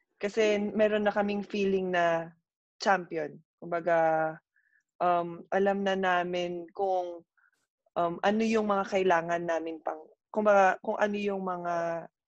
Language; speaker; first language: Filipino; native; Filipino